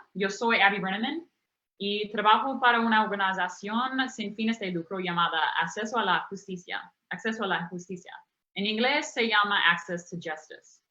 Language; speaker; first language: Spanish; non-native, fluent; English